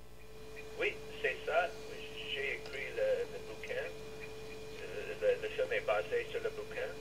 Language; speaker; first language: French; non-native, learner; English